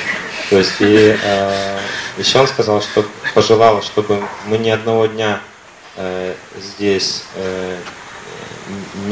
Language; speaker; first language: Russian; native; Russian